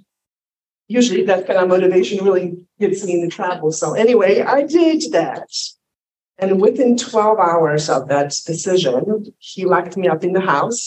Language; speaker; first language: English; non-native, fluent; Polish